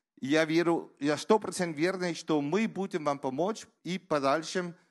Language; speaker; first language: Russian; non-native, learner; Danish